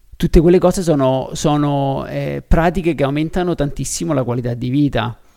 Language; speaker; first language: Italian; native; Italian